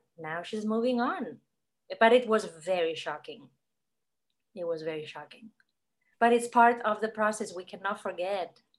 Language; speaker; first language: English; non-native, fluent; Catalan